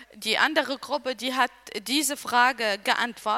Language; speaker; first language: German; non-native, learner; Arabic